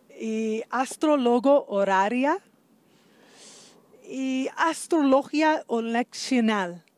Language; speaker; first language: Spanish; non-native, learner; English